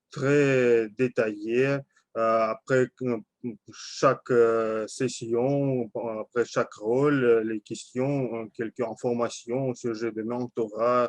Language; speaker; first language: French; non-native, learner; Russian